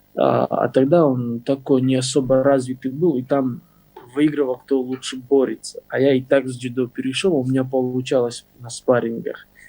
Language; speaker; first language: Russian; non-native, local second language; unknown